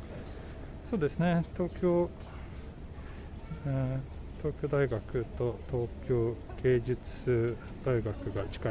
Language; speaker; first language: Japanese; non-native, learner; Swedish